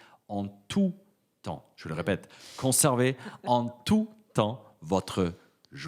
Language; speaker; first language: French; native; French